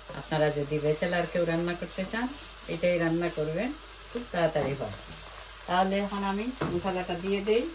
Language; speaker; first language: Bangla; native; Bangla